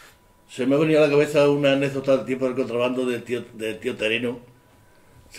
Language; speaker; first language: Spanish; native; Spanish